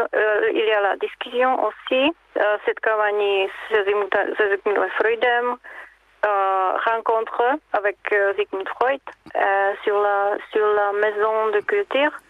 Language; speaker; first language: French; non-native, fluent; Czech